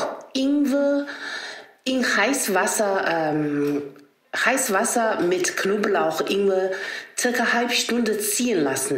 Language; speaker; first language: German; non-native, learner; Chinese